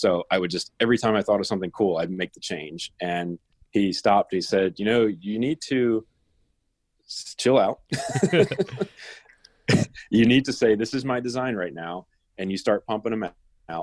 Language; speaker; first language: English; native; English